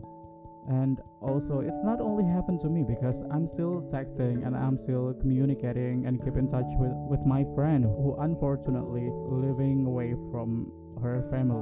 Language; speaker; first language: English; non-native, fluent; Indonesian